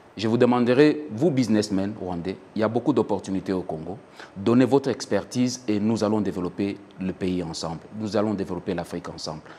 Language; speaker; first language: French; non-native, local second language; Swahili